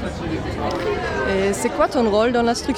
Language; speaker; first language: French; non-native, learner; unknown